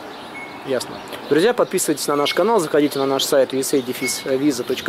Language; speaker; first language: Russian; native; Russian